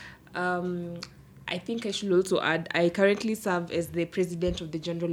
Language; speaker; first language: English; non-native, local second language; Luo (Kenya and Tanzania)